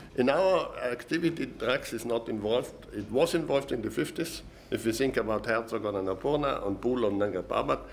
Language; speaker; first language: English; non-native, fluent; German